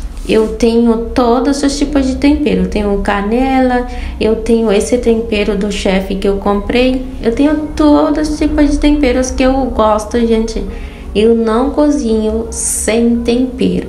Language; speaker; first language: Portuguese; non-native, fluent; Haitian Creole